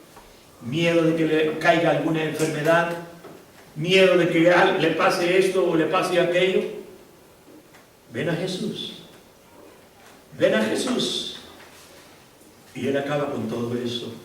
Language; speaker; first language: Spanish; native; Spanish